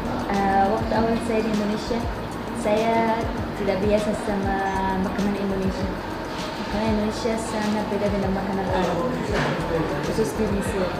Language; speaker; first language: Indonesian; non-native, learner; Arabic